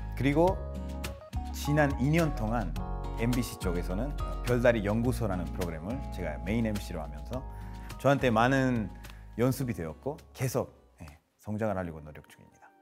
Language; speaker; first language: Korean; non-native, fluent; Spanish